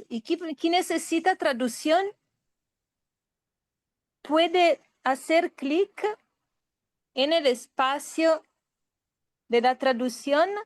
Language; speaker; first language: Spanish; non-native, fluent; Italian